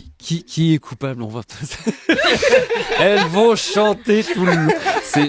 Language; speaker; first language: French; native; French